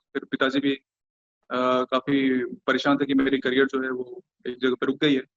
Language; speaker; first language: Hindi; non-native, local second language; Bhojpuri